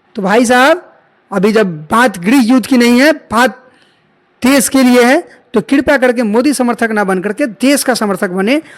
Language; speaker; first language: Hindi; native; Hindi